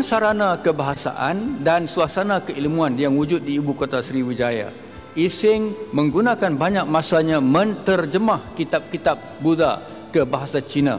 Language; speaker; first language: Malay; native; Malay